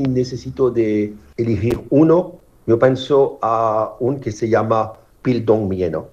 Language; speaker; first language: Spanish; non-native, fluent; French